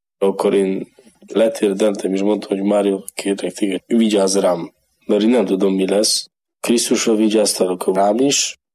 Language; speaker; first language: Hungarian; non-native, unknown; Polish